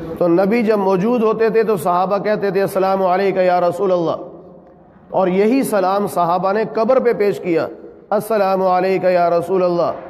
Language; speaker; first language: Urdu; non-native, local second language; Punjabi